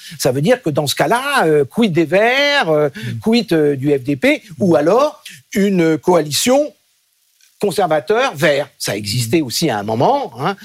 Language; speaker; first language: French; native; French